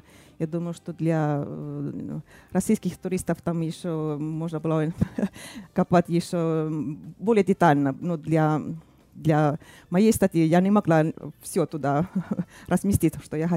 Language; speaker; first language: Russian; non-native, fluent; Finnish